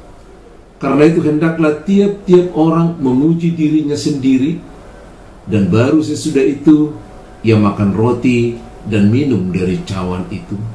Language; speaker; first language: Indonesian; native; Indonesian